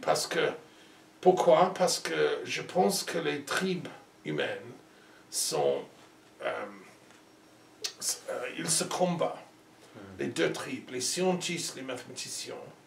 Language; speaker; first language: French; non-native, learner; English